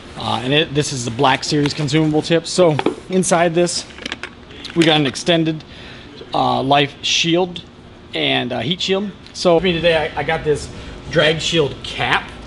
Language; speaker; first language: English; native; English